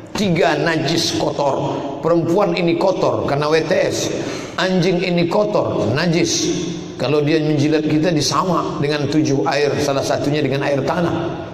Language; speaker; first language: Indonesian; native; Indonesian